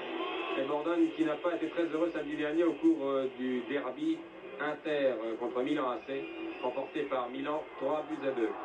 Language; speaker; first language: French; native; French